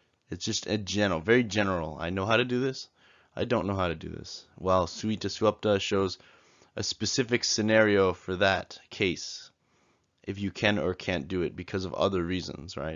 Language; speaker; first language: English; native; English